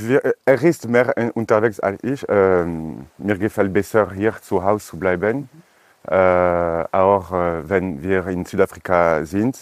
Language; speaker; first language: German; non-native, learner; French